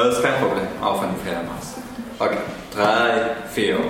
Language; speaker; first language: German; non-native, fluent; Arabic